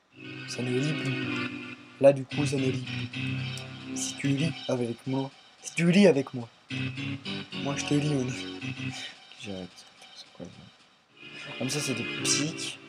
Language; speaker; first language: French; native; French